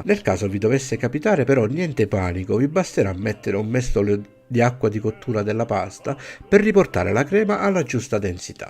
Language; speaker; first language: Italian; native; Italian